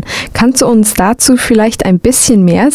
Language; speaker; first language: German; native; German